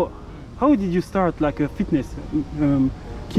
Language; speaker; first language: English; non-native, learner; French